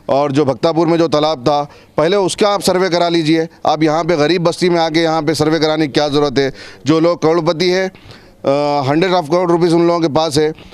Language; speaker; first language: Hindi; non-native, local second language; Urdu